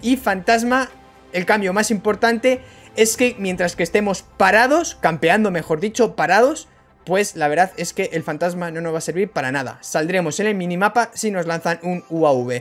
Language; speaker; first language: Spanish; native; Spanish